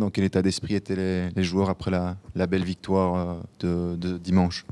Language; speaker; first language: French; native; French